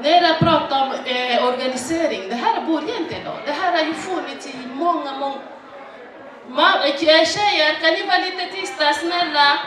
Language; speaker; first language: Swedish; non-native, fluent; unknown